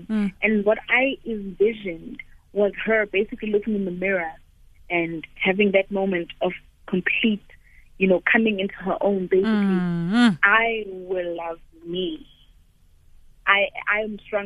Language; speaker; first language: English; non-native, local second language; Xhosa